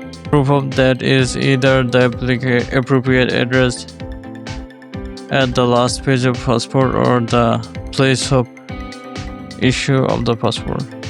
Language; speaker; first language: English; non-native, local second language; Bangla